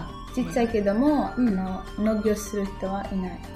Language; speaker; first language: Japanese; non-native, learner; Nepali